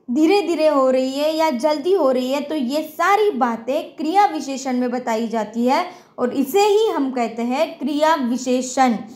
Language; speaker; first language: Hindi; non-native, local second language; Marathi